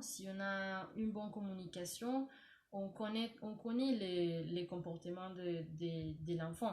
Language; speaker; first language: French; non-native, learner; Spanish